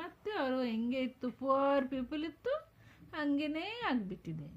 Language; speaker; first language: Kannada; non-native, local second language; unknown